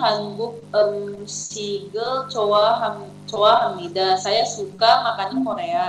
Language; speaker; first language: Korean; non-native, learner; Indonesian